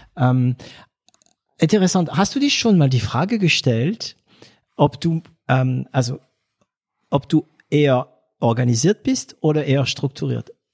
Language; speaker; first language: German; non-native, fluent; French